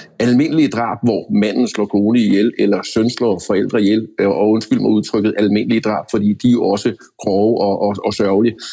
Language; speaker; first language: Danish; native; Danish